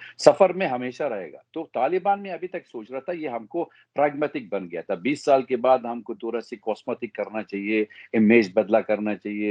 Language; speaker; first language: Hindi; non-native, fluent; Arabic